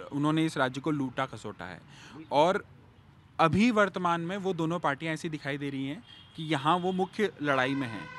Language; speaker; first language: Hindi; native; Hindi